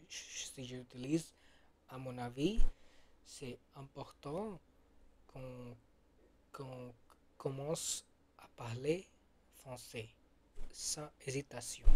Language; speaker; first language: French; non-native, learner; Gujarati